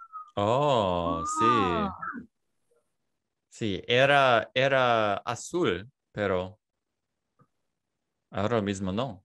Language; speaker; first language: Spanish; non-native, learner; English